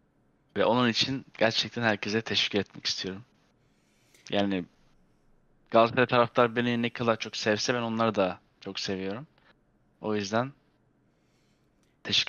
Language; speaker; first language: Turkish; early bilingual, heritage; Turkish